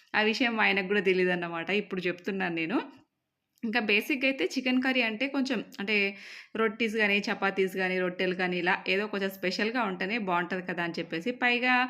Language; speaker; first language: Telugu; native; Telugu